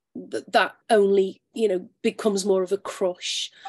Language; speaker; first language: English; native; English